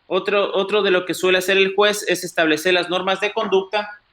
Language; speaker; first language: Spanish; native; Spanish